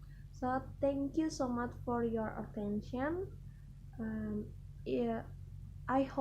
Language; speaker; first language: English; non-native, learner; Indonesian